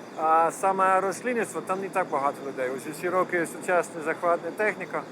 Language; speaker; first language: Ukrainian; non-native, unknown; Dutch